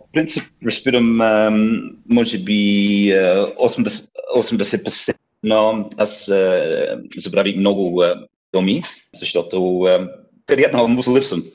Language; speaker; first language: Bulgarian; non-native, learner; English